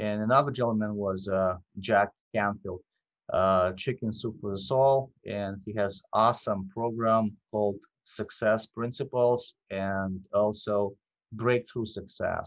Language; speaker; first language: English; non-native, fluent; Russian